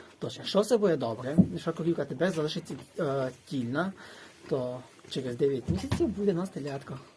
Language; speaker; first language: Ukrainian; native; Ukrainian